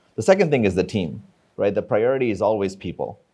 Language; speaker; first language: English; non-native, local second language; Tamil